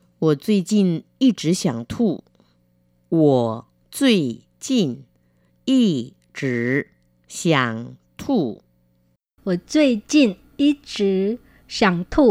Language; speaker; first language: Chinese; non-native, fluent; Vietnamese